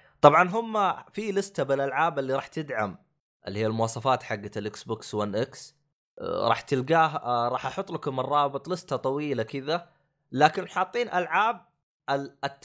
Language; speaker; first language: Arabic; native; Arabic